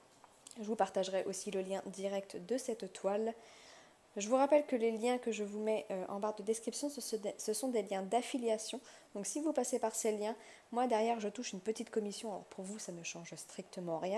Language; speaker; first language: French; native; French